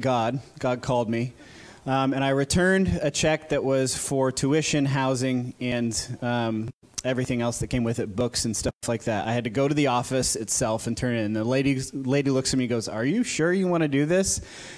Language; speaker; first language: English; native; English